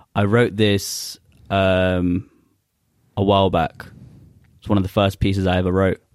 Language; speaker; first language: English; non-native, local second language; Urdu